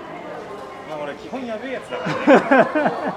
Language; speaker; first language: Japanese; native; Japanese